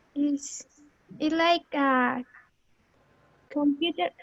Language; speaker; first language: English; non-native, learner; Spanish